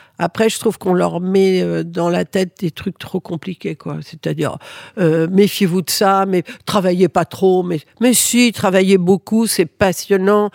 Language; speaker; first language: French; early bilingual, other home language; Spanish